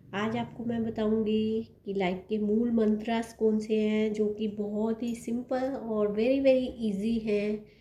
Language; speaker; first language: Hindi; non-native, local second language; Punjabi